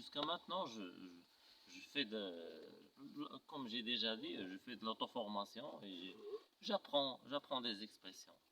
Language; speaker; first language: French; non-native, local second language; Arabic